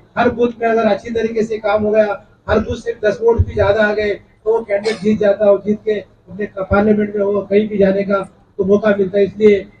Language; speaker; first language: Hindi; non-native, local second language; Telugu